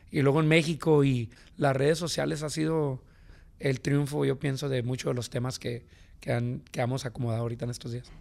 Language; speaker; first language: Spanish; early bilingual, heritage; Spanish